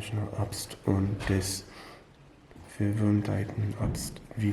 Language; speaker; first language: German; early bilingual, heritage; German